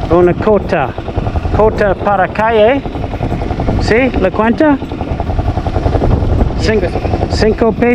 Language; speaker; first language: Spanish; non-native, learner; English